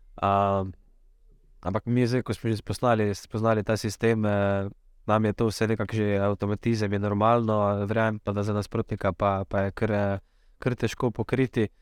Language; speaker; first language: Slovenian; native; Slovenian